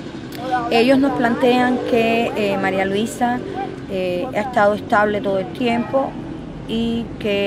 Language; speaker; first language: Spanish; native; Spanish